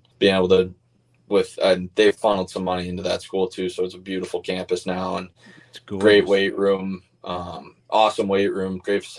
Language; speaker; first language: English; native; English